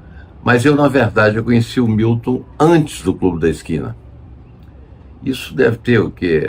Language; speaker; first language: Portuguese; native; Portuguese